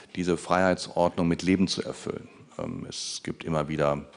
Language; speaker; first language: German; native; German